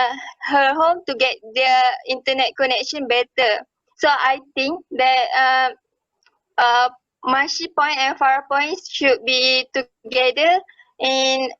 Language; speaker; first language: English; non-native, local second language; Malay